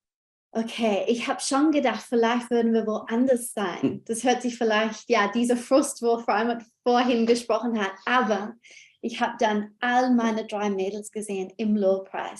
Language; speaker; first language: German; non-native, fluent; English